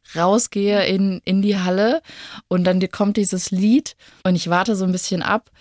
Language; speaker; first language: German; native; German